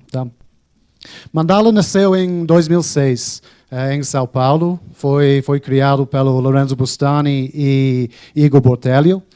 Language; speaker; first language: Portuguese; non-native, fluent; English